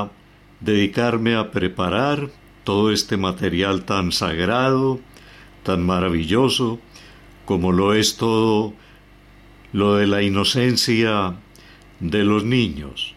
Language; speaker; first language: Spanish; native; Spanish